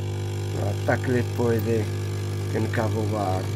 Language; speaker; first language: Czech; non-native, learner; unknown